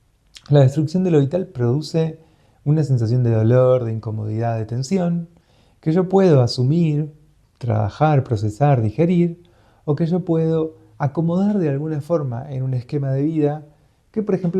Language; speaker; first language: Spanish; native; Spanish